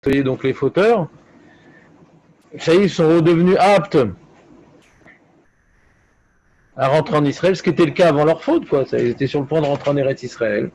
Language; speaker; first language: French; native; French